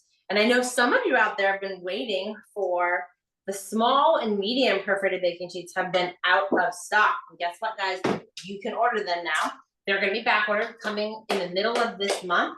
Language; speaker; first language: English; native; English